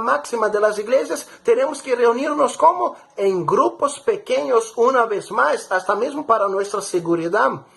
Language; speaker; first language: Spanish; non-native, fluent; Portuguese